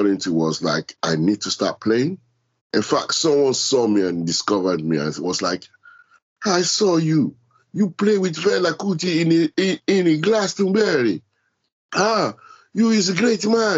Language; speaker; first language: English; non-native, local second language; Yoruba